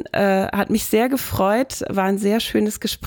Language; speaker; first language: German; native; German